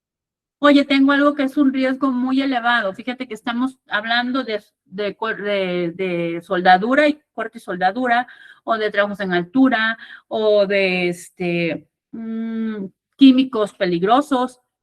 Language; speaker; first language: Spanish; native; Spanish